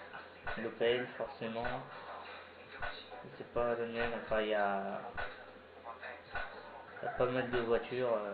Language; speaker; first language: French; native; French